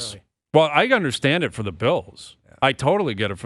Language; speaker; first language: English; native; English